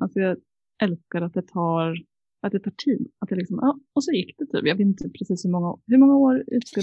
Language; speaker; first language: Swedish; native; Swedish